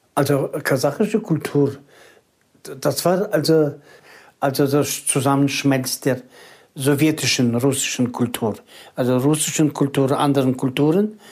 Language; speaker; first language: German; early bilingual, heritage; Russian